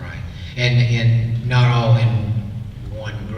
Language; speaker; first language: English; native; English